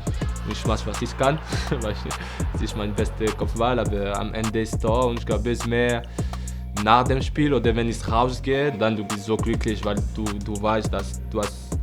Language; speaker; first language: German; non-native, learner; French